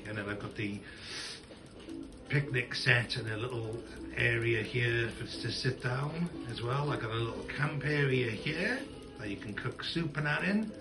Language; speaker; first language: English; native; English